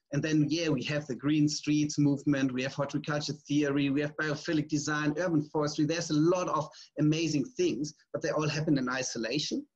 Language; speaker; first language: English; non-native, fluent; German